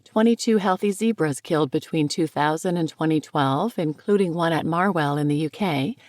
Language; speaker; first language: English; native; English